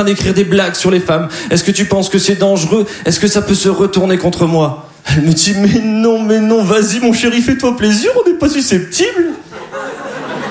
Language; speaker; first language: French; native; French